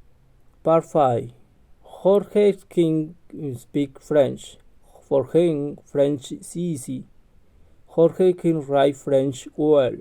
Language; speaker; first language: English; non-native, learner; Spanish